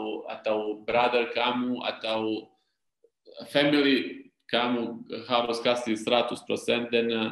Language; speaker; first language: Indonesian; non-native, learner; Serbian